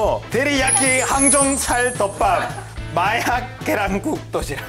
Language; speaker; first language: Korean; non-native, fluent; Spanish